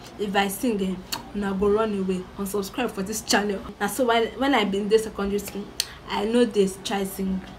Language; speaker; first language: Nigerian Pidgin; non-native, local second language; Yoruba